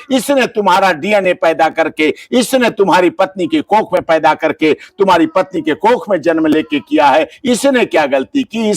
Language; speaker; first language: Hindi; native; Hindi